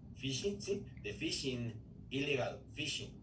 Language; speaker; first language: English; non-native, learner; Spanish